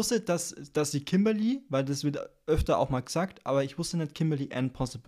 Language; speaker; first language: German; native; German